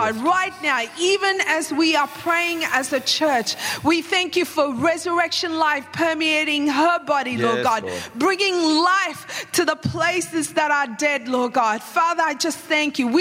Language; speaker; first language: English; non-native, local second language; Sinhala